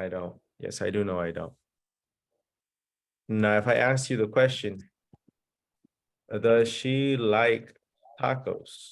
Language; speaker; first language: English; early bilingual, other home language; Spanish